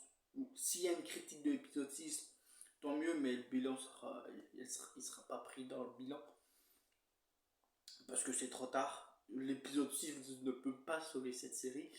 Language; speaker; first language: French; native; French